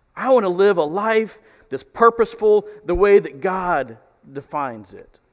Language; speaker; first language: English; native; English